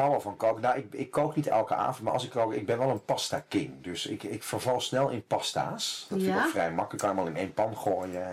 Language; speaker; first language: Dutch; native; Dutch